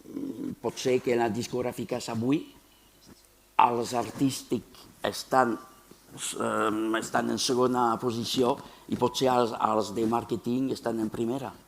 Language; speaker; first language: Catalan; non-native, fluent; French